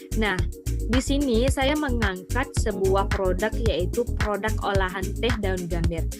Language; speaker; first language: Indonesian; non-native, local second language; Minangkabau